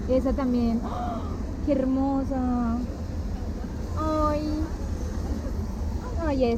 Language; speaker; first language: Spanish; native; Spanish